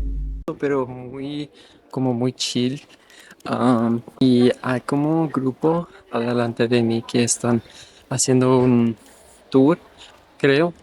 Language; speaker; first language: Spanish; non-native, fluent; English